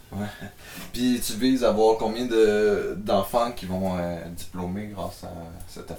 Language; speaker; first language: French; native; French